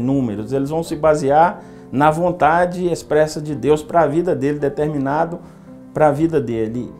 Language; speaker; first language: Portuguese; native; Portuguese